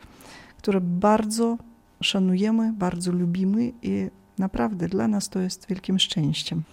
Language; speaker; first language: Polish; early bilingual, heritage; Polish